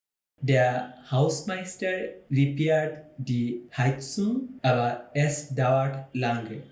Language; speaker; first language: German; non-native, fluent; Bangla